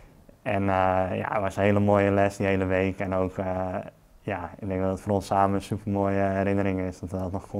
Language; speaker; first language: Dutch; native; Dutch